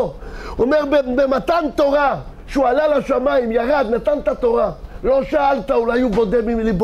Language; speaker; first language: Hebrew; native; Hebrew